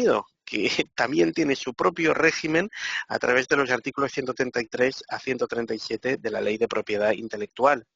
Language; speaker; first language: Spanish; native; Spanish